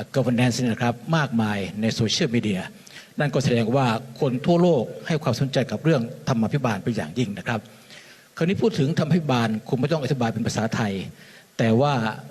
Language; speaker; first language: Thai; native; Thai